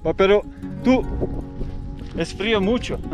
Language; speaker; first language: Spanish; non-native, learner; Serbian